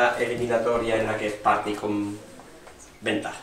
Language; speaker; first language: Spanish; native; Spanish